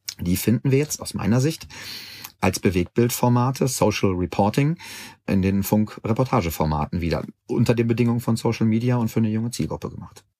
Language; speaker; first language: German; native; German